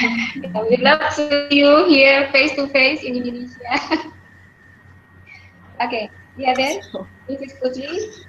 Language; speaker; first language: English; non-native, learner; Indonesian